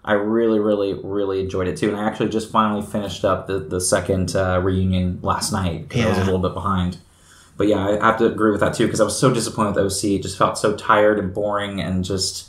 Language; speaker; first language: English; native; English